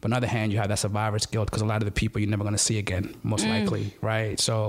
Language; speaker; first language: English; non-native, local second language; Ganda